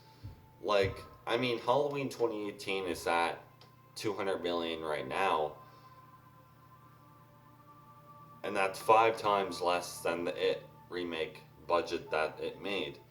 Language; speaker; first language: English; native; English